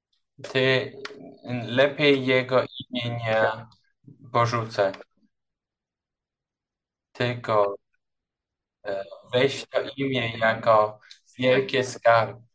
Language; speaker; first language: Polish; non-native, learner; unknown